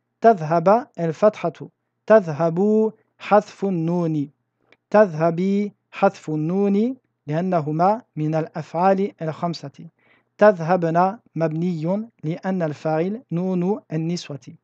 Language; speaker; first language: Arabic; non-native, fluent; French